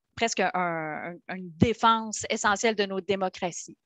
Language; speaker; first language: French; native; French